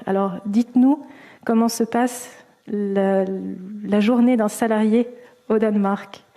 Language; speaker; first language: French; native; French